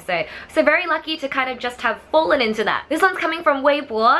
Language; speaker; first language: English; early bilingual, other home language; Chinese